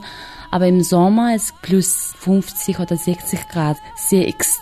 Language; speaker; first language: German; non-native, fluent; Mongolian